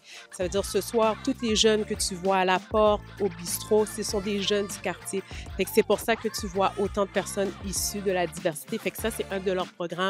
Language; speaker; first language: French; native; French